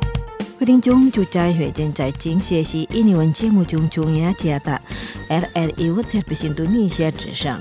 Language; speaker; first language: Chinese; non-native, fluent; Indonesian